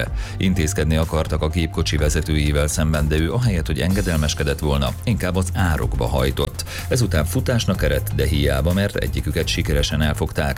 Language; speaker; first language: Hungarian; native; Hungarian